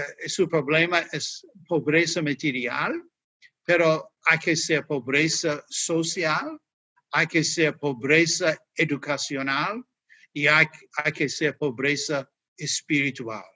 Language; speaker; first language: Spanish; non-native, fluent; English